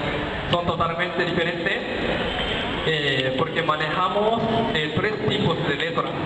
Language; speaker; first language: Spanish; non-native, learner; Japanese